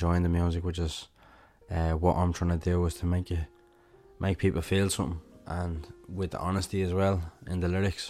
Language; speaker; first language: English; native; English